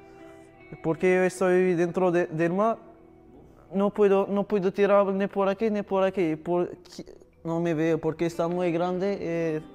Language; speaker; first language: Spanish; non-native, learner; Arabic